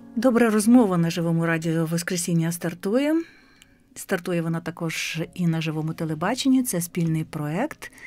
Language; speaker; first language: Ukrainian; native; Ukrainian